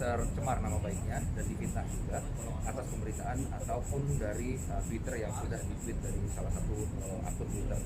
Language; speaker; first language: Indonesian; native; Indonesian